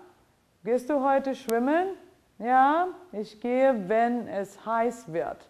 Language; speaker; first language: German; non-native, fluent; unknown